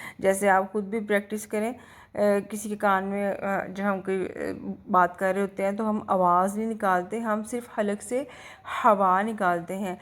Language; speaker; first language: Urdu; native; Urdu